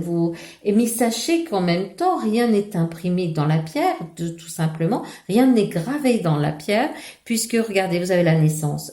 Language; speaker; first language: French; native; French